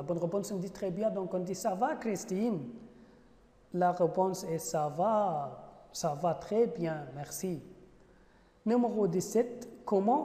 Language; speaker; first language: French; non-native, fluent; Arabic